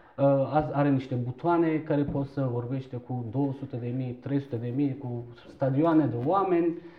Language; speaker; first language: Romanian; non-native, fluent; Turkish